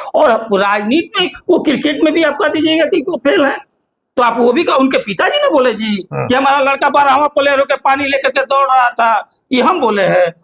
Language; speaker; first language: Hindi; native; Hindi